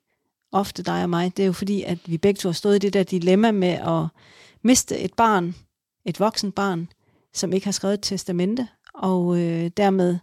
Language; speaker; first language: Danish; native; Danish